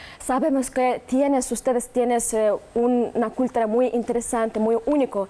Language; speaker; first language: Spanish; non-native, learner; Russian